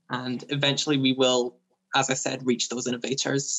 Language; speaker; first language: English; native; English